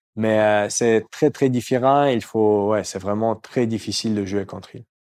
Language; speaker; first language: French; non-native, fluent; Russian